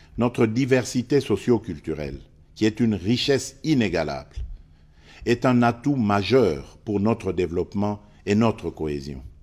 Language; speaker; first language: French; non-native, local second language; Luba-Lulua